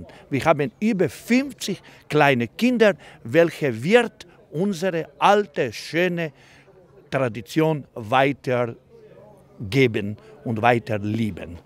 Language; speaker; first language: German; non-native, fluent; Croatian